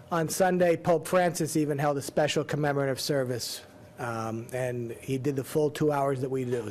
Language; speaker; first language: English; native; English